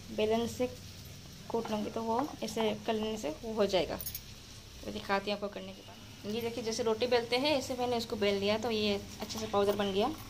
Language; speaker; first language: Hindi; native; Hindi